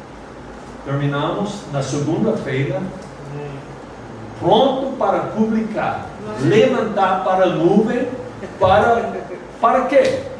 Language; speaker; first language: Portuguese; non-native, fluent; English